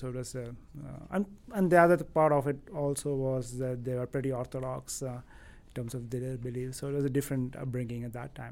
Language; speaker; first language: English; non-native, local second language; Tamil